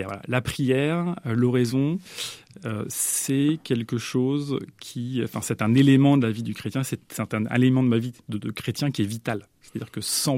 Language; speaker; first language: French; native; French